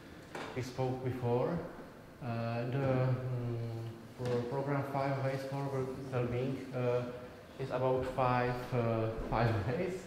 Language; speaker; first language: English; non-native, learner; Czech